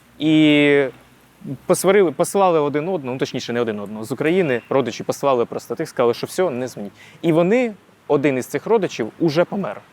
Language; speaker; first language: Ukrainian; non-native, local second language; Russian